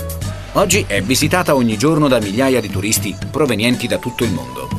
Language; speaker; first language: Italian; native; Italian